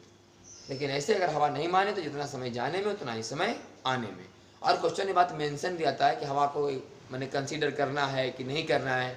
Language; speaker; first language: Hindi; native; Hindi